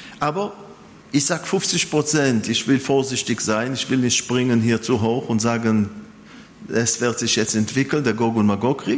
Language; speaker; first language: German; non-native, fluent; Hebrew